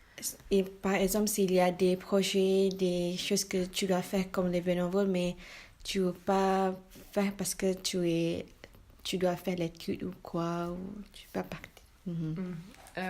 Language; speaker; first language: French; non-native, learner; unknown